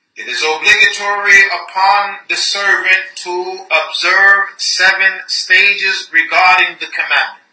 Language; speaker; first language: English; native; English